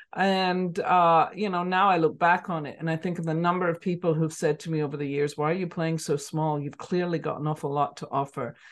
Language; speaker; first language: English; native; English